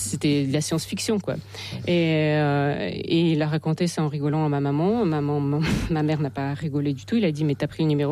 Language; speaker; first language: French; non-native, fluent; Russian